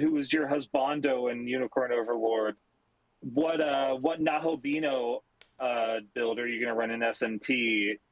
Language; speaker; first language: English; native; English